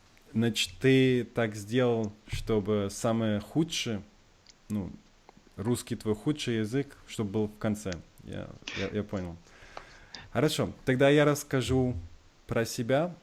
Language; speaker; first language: Russian; early bilingual, heritage; Russian